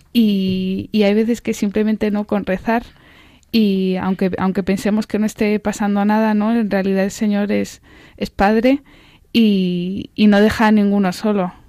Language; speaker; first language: Spanish; native; Spanish